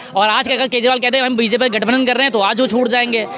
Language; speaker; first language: Hindi; native; Hindi